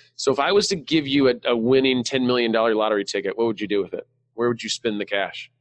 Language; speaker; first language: English; native; English